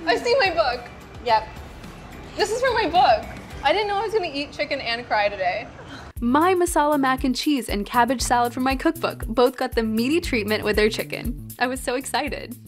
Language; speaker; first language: English; native; English